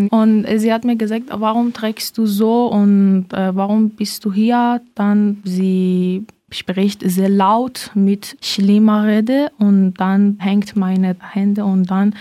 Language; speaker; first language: German; non-native, learner; Persian